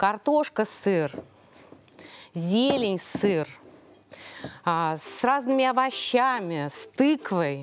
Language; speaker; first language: Russian; native; Russian